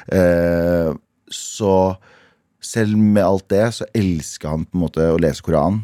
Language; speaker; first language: Norwegian; early bilingual, other home language; Kurdish